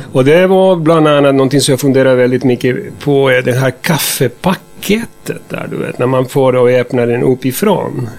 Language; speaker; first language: Swedish; non-native, fluent; Spanish